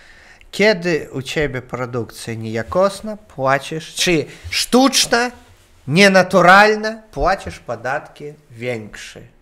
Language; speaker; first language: Polish; non-native, learner; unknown